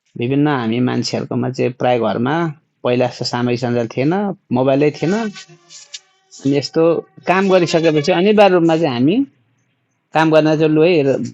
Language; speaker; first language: Nepali; native; Nepali